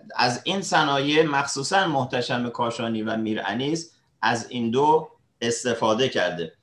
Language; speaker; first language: Persian; native; Persian